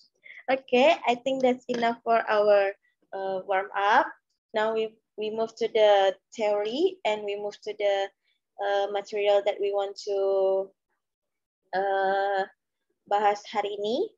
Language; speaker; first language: English; non-native, learner; Indonesian